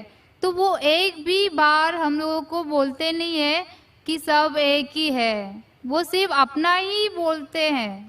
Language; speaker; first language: Hindi; non-native, local second language; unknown